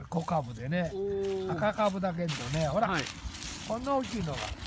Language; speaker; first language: Japanese; native; Japanese